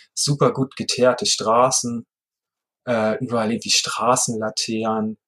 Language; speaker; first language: German; native; German